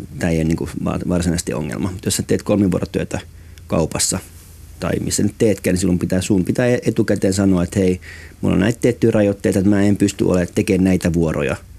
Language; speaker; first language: Finnish; native; Finnish